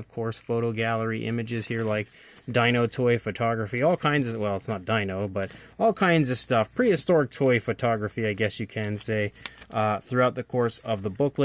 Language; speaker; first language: English; native; English